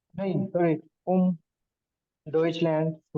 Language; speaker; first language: German; non-native, learner; Hindi